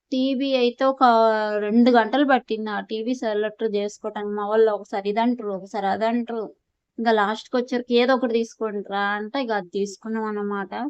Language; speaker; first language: Telugu; native; Telugu